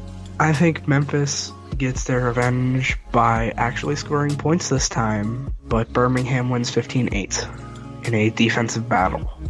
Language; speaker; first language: English; native; English